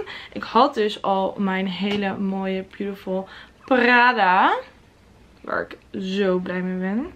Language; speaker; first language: Dutch; native; Dutch